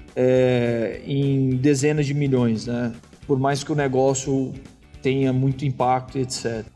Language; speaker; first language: Portuguese; native; Portuguese